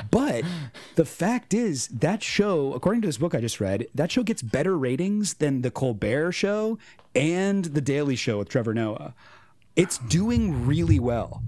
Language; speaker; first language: English; native; English